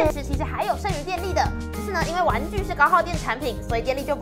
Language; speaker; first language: Chinese; native; Chinese